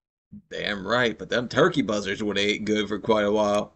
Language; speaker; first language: English; native; English